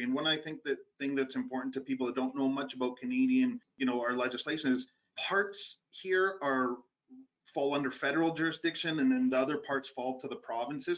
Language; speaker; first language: English; native; English